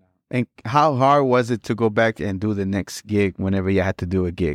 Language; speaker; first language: English; early bilingual, other home language; Spanish